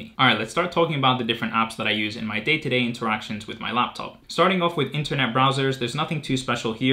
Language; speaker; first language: English; native; English